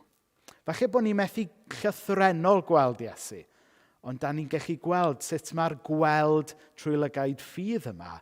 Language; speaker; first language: Welsh; native; Welsh